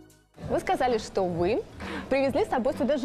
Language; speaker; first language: Russian; native; Russian